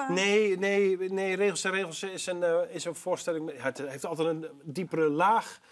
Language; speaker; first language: Dutch; native; Dutch